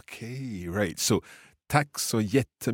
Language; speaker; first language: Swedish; non-native, learner; English